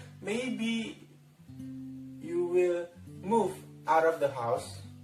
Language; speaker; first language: English; non-native, fluent; Indonesian